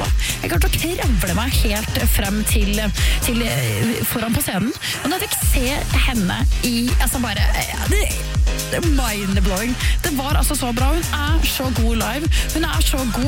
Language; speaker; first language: Norwegian; native; Norwegian